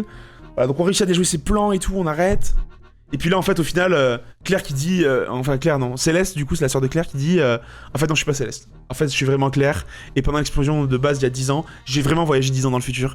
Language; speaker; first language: French; native; French